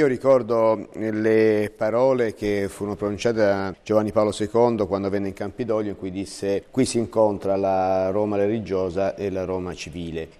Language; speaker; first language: Italian; native; Italian